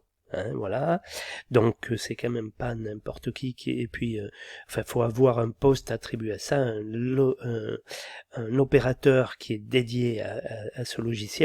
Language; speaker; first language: French; native; French